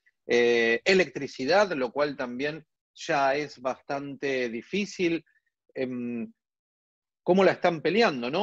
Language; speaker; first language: Spanish; native; Spanish